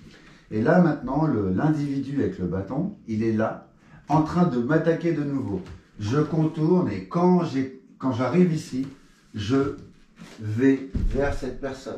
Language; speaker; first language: French; native; French